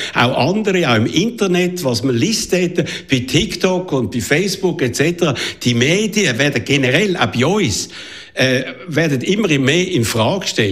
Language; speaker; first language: German; native; German